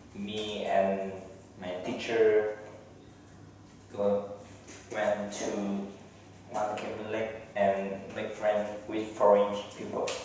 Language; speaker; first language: English; non-native, learner; Vietnamese